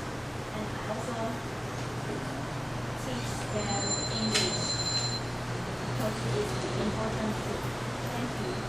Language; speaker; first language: English; non-native, learner; Chinese